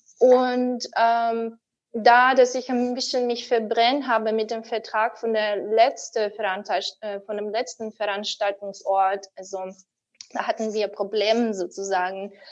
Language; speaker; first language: German; non-native, fluent; Russian